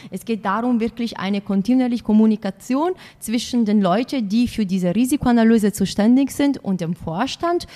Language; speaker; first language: German; non-native, fluent; Italian